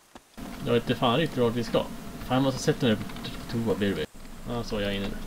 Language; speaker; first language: Swedish; native; Swedish